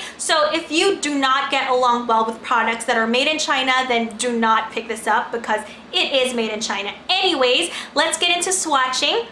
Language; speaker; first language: English; non-native, local second language; Filipino